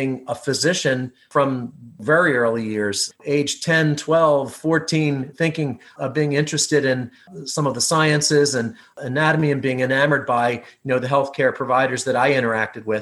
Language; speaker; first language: English; native; English